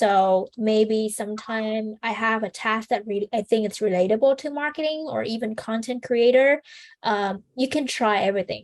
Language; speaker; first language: English; non-native, fluent; Vietnamese